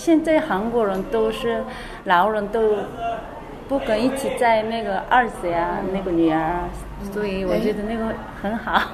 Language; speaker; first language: Chinese; non-native, learner; Korean